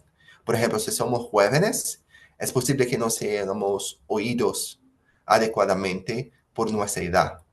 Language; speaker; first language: Spanish; non-native, fluent; Portuguese